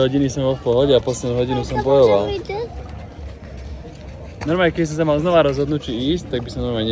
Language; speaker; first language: Slovak; native; Slovak